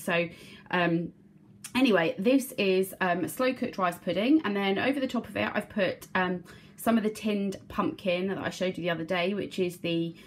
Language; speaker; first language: English; native; English